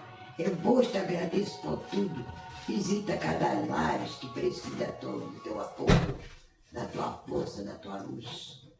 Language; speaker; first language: Portuguese; native; Portuguese